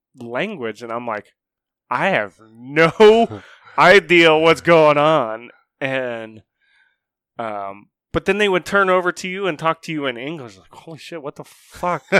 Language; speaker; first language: English; native; English